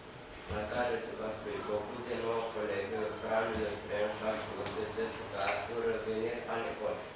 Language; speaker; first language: French; non-native, learner; Romanian